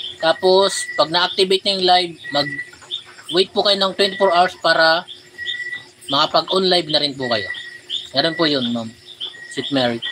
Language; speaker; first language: Filipino; non-native, local second language; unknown